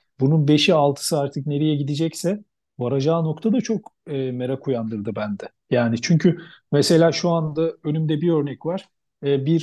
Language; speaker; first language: Turkish; native; Turkish